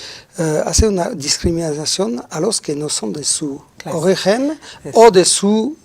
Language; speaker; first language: Spanish; non-native, fluent; French